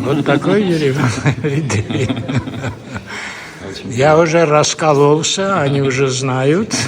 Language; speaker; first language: Russian; non-native, local second language; Armenian